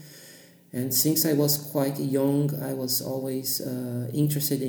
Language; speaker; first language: English; non-native, fluent; Portuguese